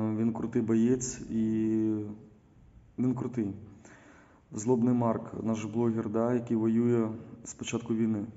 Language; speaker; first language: Ukrainian; non-native, local second language; Russian